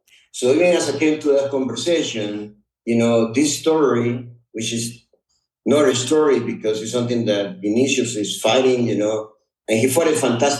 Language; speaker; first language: English; non-native, fluent; Spanish